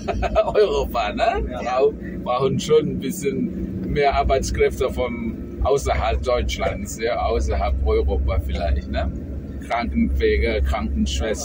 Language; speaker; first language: German; non-native, fluent; Indonesian